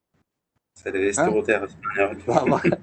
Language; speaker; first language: French; non-native, learner; Spanish